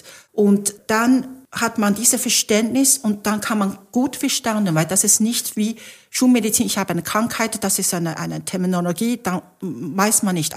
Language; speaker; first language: German; non-native, fluent; Chinese